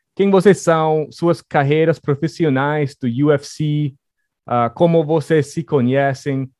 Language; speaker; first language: Portuguese; non-native, fluent; English